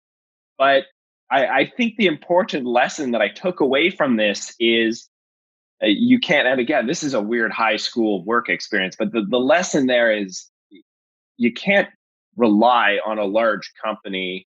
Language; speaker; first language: English; native; English